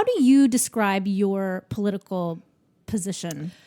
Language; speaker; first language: English; native; English